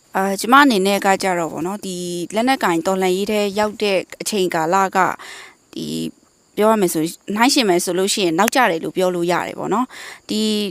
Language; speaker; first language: Burmese; non-native, local second language; Mon